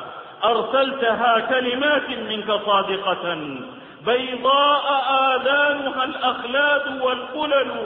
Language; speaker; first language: Arabic; native; Arabic